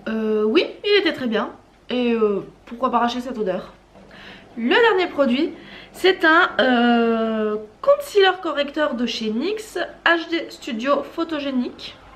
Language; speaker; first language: French; native; French